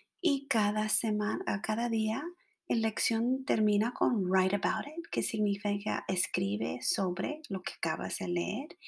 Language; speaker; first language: Spanish; non-native, fluent; English